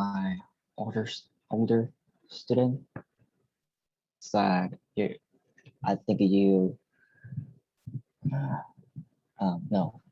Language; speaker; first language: English; non-native, learner; Korean